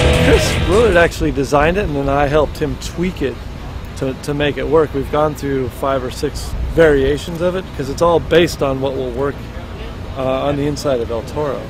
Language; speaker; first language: English; native; English